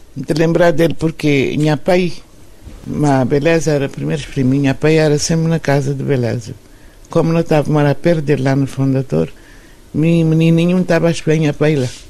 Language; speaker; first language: Portuguese; non-native, local second language; Kabuverdianu